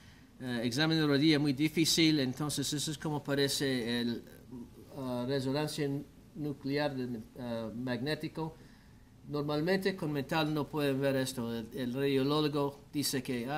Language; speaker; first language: Spanish; non-native, learner; English